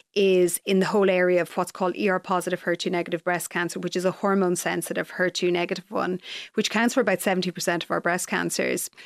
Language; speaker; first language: English; native; English